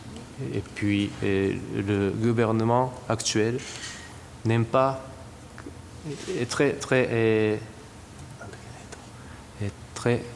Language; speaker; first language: French; non-native, fluent; Japanese